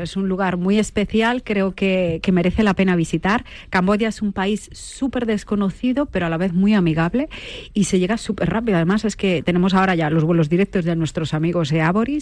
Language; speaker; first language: Spanish; native; Spanish